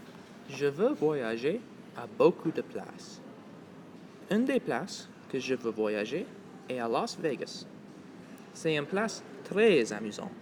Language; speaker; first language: French; non-native, local second language; English